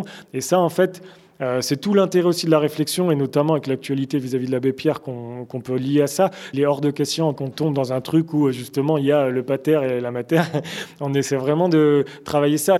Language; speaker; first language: French; native; French